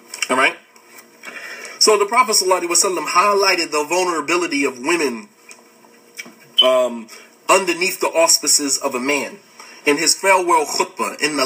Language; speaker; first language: English; native; English